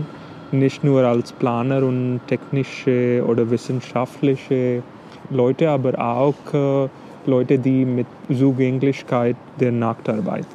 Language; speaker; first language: German; non-native, fluent; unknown